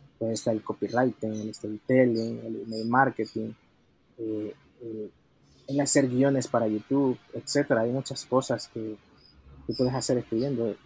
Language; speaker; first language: Spanish; native; Spanish